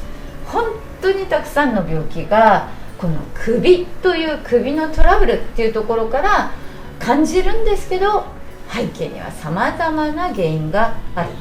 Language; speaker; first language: Japanese; native; Japanese